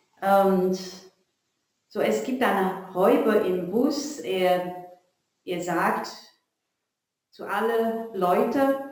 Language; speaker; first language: German; non-native, learner; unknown